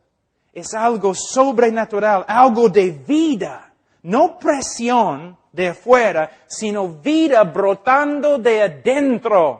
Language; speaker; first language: Spanish; non-native, fluent; English